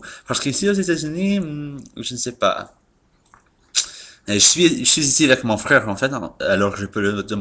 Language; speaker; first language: French; non-native, learner; English